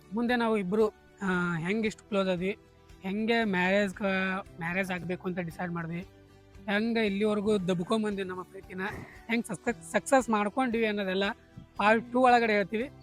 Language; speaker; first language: Kannada; native; Kannada